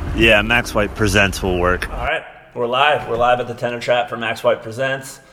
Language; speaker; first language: English; native; English